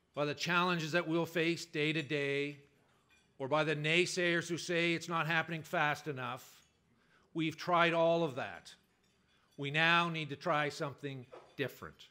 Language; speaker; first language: English; native; English